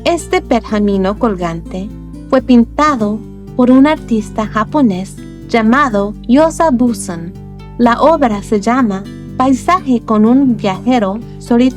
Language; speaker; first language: Spanish; early bilingual, other home language; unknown